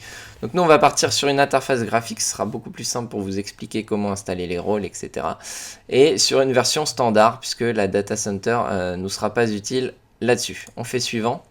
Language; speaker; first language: French; native; French